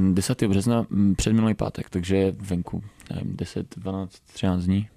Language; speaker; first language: Czech; early bilingual, other home language; Romanian